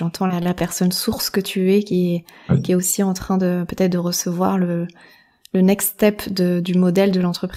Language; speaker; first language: French; native; French